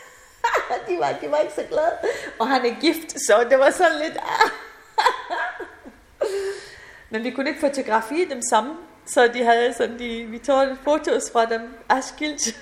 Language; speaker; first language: Danish; non-native, fluent; Persian